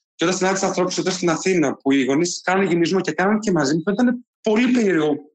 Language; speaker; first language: Greek; native; Greek